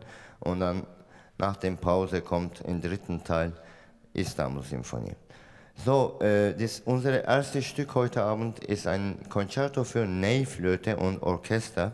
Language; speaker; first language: German; non-native, fluent; Turkish